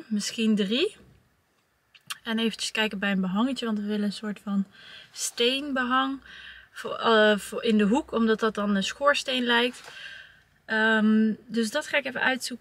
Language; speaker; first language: Dutch; native; Dutch